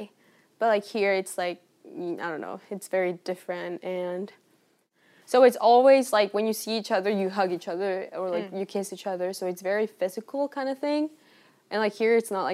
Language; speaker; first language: English; non-native, fluent; Spanish